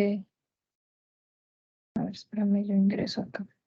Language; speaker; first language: Spanish; native; Spanish